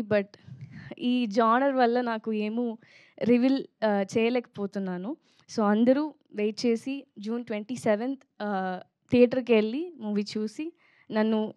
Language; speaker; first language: Telugu; non-native, local second language; Tamil